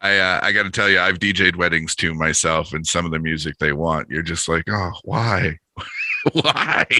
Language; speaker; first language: English; native; English